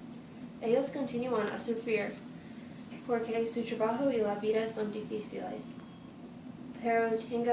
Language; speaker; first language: Spanish; non-native, learner; English